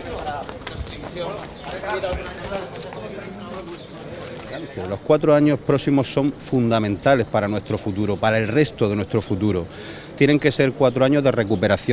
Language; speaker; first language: Spanish; native; Spanish